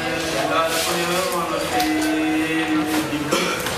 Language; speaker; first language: French; non-native, local second language; Malagasy